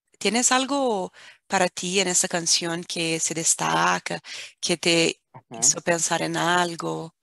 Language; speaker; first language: Spanish; non-native, fluent; Portuguese